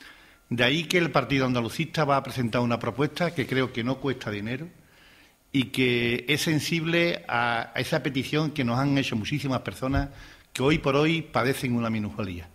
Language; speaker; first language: Spanish; native; Spanish